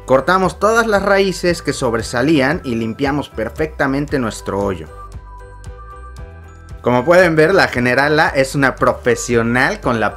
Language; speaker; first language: Spanish; native; Spanish